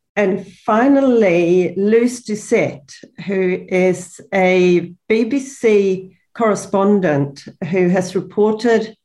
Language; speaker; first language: English; non-native, fluent; Swedish